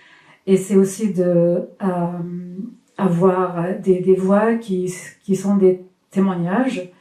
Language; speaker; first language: French; non-native, fluent; Swedish